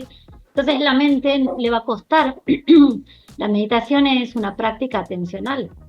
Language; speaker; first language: Spanish; native; Spanish